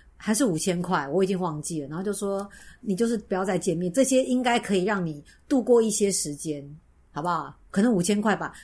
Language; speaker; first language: Chinese; native; Chinese